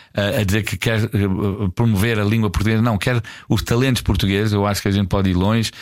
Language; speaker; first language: Portuguese; non-native, fluent; English